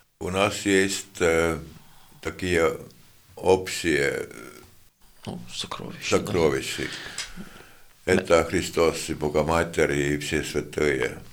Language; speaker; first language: Russian; non-native, fluent; Estonian